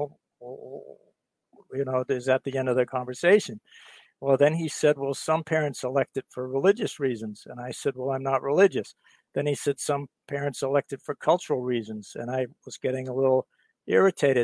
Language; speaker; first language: English; native; English